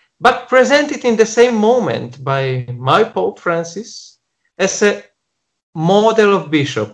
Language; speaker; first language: English; non-native, fluent; Polish